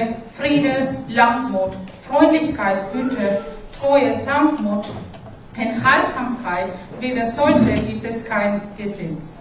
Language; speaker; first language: German; non-native, fluent; Spanish